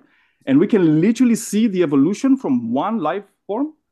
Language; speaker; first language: English; non-native, fluent; Romanian